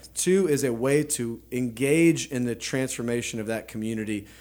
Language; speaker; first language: English; native; English